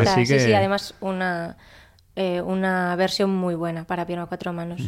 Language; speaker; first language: Spanish; native; Spanish